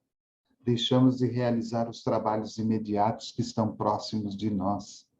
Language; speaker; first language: Portuguese; native; Portuguese